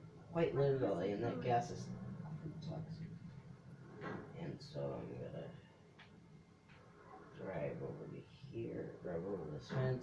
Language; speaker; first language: English; native; English